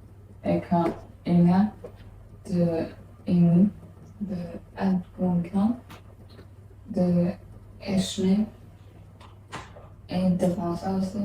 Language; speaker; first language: French; non-native, learner; English